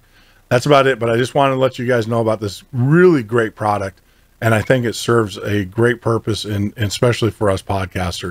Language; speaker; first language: English; native; English